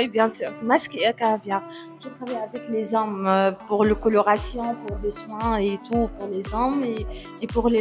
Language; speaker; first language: French; non-native, learner; Arabic